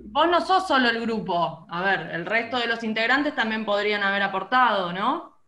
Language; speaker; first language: Spanish; native; Spanish